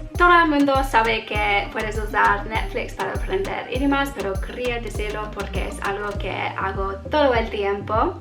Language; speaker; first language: Spanish; non-native, learner; English